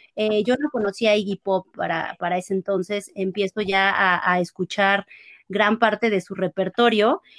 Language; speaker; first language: Spanish; native; Spanish